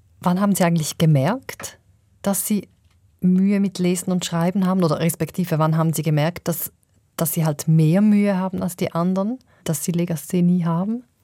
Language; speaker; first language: German; native; German